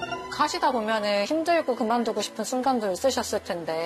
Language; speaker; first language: Korean; native; Korean